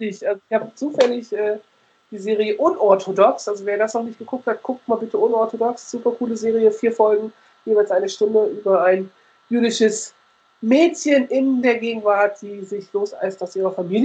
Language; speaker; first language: German; native; German